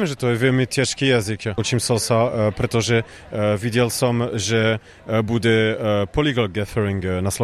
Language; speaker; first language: Slovak; non-native, learner; French